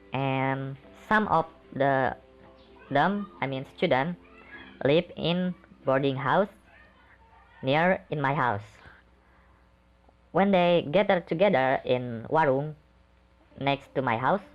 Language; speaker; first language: English; non-native, learner; Indonesian